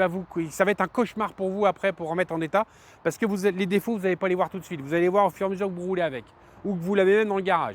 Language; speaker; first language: French; native; French